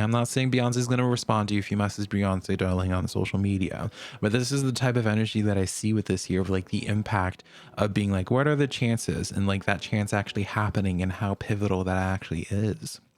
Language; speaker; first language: English; native; English